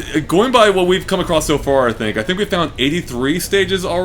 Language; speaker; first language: English; native; English